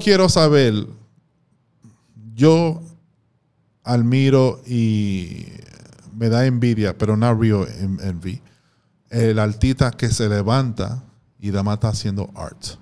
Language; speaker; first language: Spanish; early bilingual, heritage; Spanish